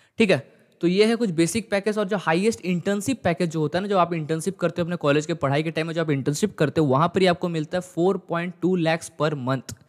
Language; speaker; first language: Hindi; native; Hindi